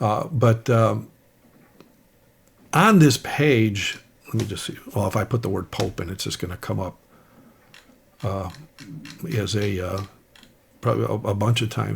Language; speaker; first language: English; native; English